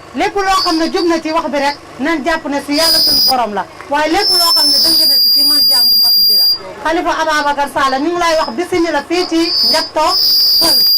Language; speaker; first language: Wolof; native; Wolof